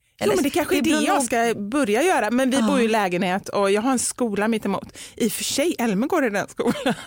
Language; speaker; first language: Swedish; native; Swedish